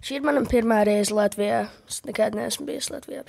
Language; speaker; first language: Latvian; early bilingual, heritage; English